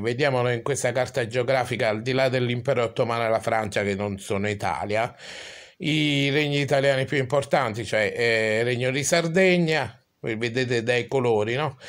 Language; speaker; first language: Italian; native; Italian